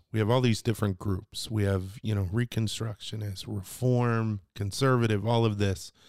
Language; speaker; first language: English; native; English